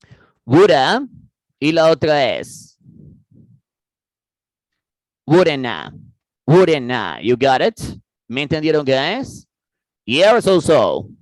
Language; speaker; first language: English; non-native, fluent; Spanish